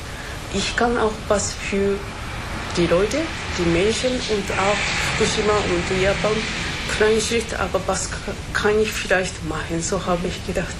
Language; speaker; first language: German; non-native, fluent; Japanese